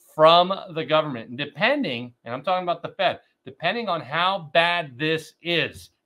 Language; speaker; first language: English; native; English